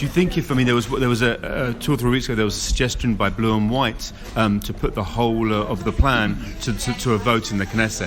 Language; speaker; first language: English; native; English